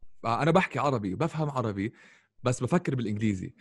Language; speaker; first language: Arabic; early bilingual, other home language; English